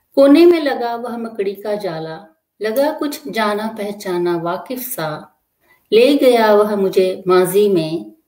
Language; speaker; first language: Hindi; native; Hindi